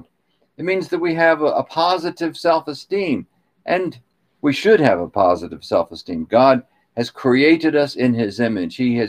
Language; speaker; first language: English; native; English